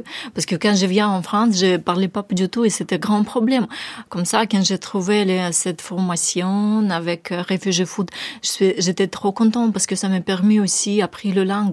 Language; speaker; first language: French; non-native, learner; Ukrainian